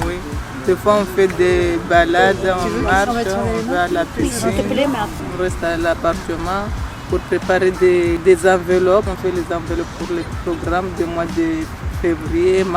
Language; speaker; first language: French; non-native, learner; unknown